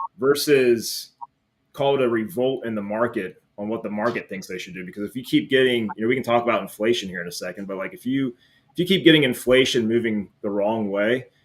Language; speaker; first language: English; native; English